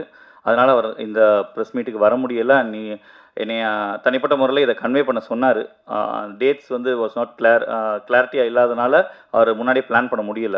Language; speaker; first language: Tamil; native; Tamil